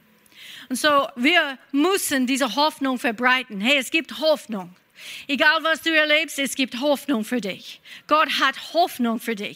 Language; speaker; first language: German; non-native, fluent; English